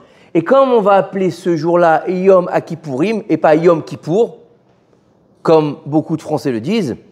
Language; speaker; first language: French; native; French